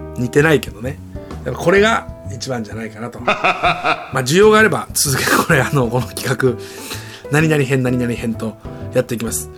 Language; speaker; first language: Japanese; native; Japanese